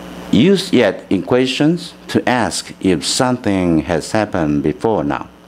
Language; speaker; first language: English; non-native, fluent; Chinese